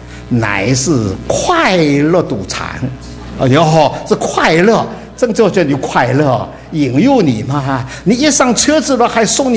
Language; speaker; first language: Chinese; native; Chinese